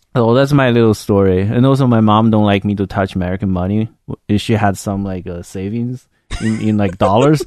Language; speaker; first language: English; non-native, fluent; Chinese